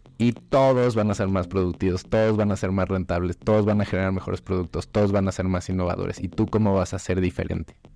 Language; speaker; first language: Spanish; native; Spanish